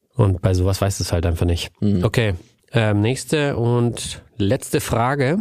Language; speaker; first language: German; native; German